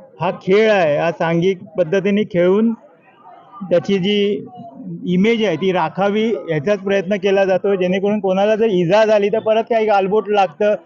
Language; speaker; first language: Marathi; native; Marathi